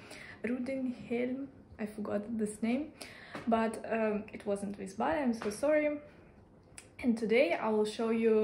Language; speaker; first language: English; non-native, learner; Russian